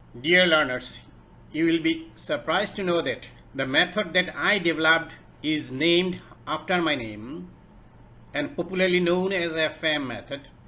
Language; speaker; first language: English; non-native, local second language; Bangla